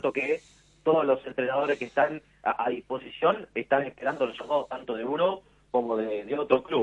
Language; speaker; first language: Spanish; native; Spanish